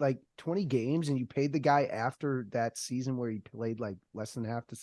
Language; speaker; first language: English; native; English